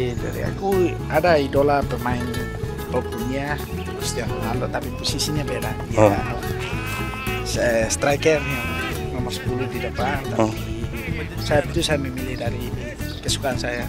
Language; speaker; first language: Indonesian; non-native, learner; Tetum